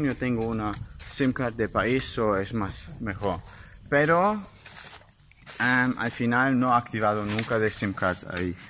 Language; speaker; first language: Spanish; non-native, learner; German